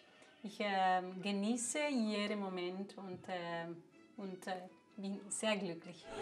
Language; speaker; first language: German; non-native, learner; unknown